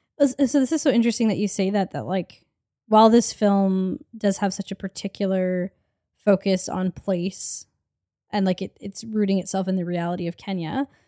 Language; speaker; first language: English; native; English